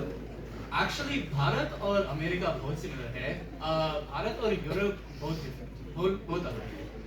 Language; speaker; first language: Hindi; early bilingual, heritage; English